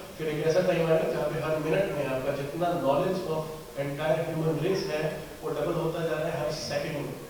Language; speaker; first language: Hindi; native; Hindi